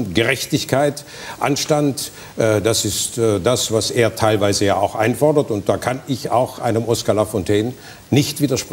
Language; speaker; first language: German; native; German